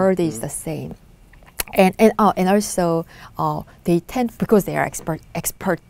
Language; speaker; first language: English; non-native, fluent; Korean